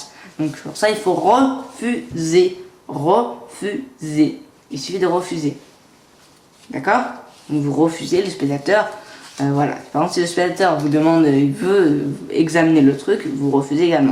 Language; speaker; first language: French; native; French